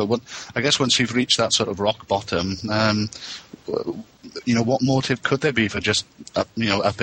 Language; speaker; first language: English; native; English